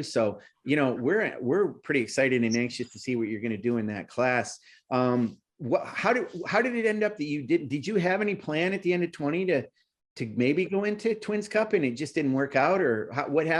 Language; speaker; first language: English; native; English